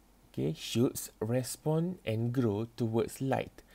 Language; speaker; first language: English; non-native, local second language; Malay